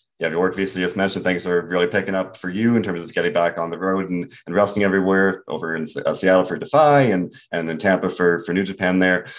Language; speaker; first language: English; native; English